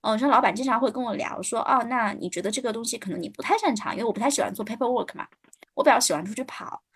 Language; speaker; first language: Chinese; native; Chinese